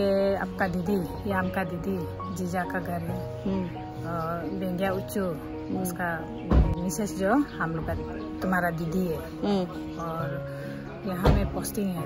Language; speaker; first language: Hindi; non-native, local second language; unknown